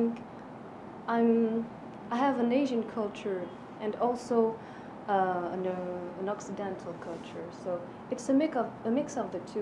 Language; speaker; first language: English; non-native, fluent; French